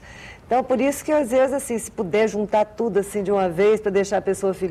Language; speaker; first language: Portuguese; native; Portuguese